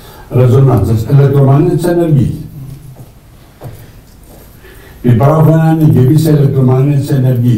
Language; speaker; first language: German; non-native, fluent; Greek